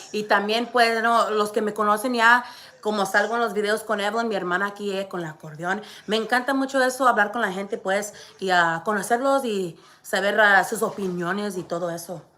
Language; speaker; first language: Spanish; early bilingual, heritage; Spanish